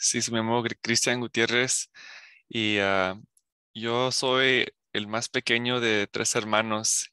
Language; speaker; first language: Spanish; early bilingual, other home language; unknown